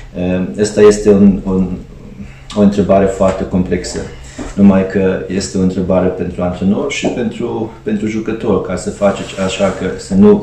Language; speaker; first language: Romanian; non-native, fluent; Hungarian